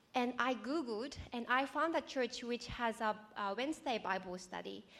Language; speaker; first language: English; non-native, fluent; Japanese